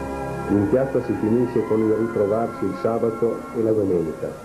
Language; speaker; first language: Italian; native; Italian